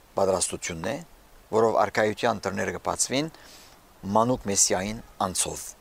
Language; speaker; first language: Armenian; early bilingual, heritage; Armenian